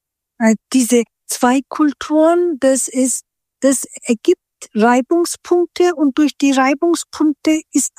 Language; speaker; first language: German; non-native, fluent; Turkish